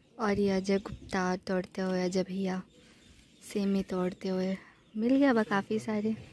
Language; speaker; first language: Hindi; native; Hindi